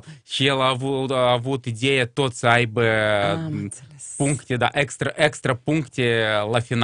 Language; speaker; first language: Romanian; non-native, local second language; Russian